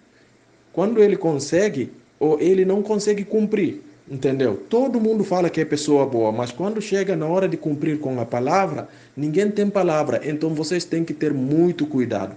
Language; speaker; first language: Portuguese; non-native, fluent; Haitian Creole